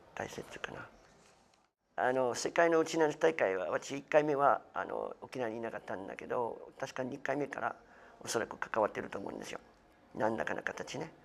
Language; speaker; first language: Japanese; non-native, fluent; French